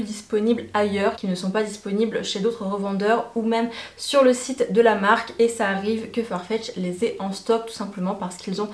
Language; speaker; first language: French; native; French